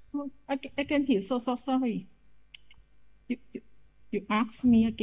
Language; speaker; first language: English; non-native, learner; Thai